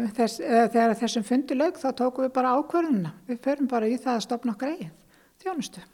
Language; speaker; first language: Icelandic; native; Icelandic